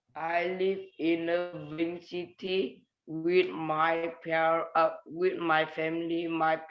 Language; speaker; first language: English; non-native, learner; Vietnamese